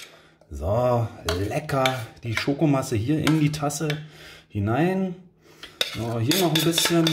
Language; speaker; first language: German; native; German